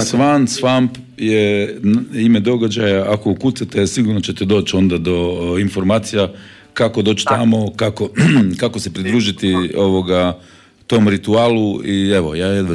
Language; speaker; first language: Serbian; native; Serbian